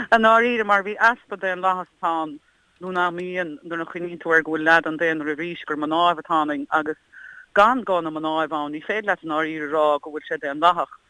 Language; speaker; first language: Irish; native; Irish